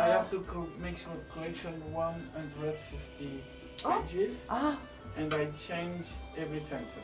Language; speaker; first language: English; non-native, fluent; French